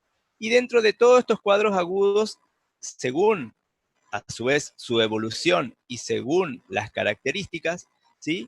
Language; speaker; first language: Spanish; native; Spanish